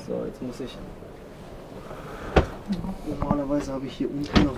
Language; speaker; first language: German; native; German